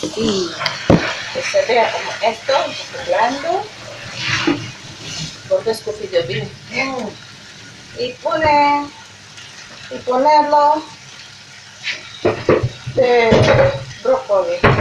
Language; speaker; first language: Spanish; non-native, learner; Indonesian